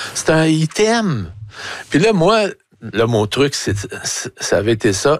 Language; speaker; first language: French; native; French